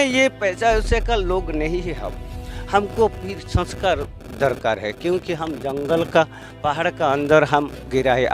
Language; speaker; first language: Hindi; non-native, local second language; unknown